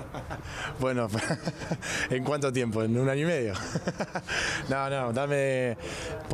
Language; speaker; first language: Spanish; native; Spanish